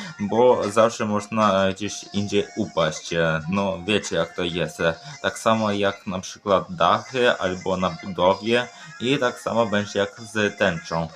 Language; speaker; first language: Polish; early bilingual, other home language; Ukrainian